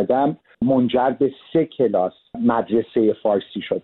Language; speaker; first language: Persian; early bilingual, heritage; Persian